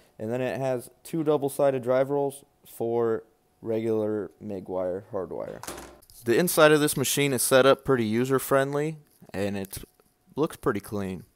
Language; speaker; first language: English; native; English